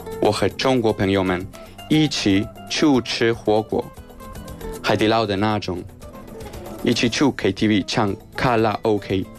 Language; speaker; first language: Chinese; non-native, learner; Spanish